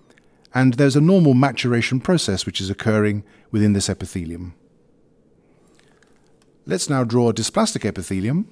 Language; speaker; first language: English; native; English